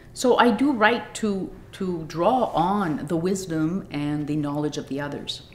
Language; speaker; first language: English; native; English